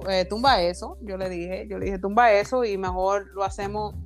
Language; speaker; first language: Spanish; early bilingual, heritage; Spanish